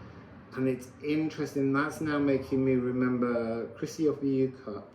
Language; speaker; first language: English; native; English